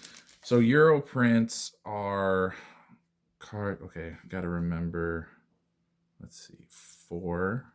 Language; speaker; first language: English; native; English